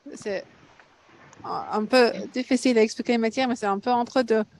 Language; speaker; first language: French; non-native, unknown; English